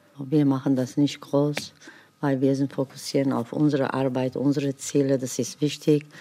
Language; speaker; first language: German; non-native, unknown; Kurdish